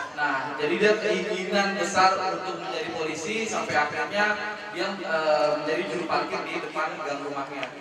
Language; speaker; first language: Indonesian; native; Indonesian